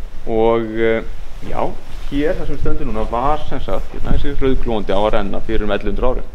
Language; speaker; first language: Icelandic; native; Icelandic